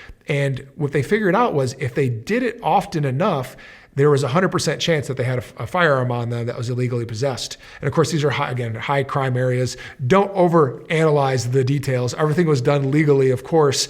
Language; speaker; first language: English; native; English